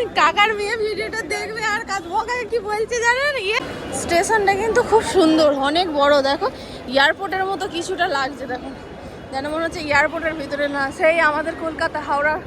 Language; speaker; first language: Bangla; native; Bangla